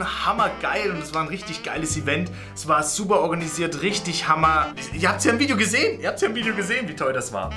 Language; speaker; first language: German; native; German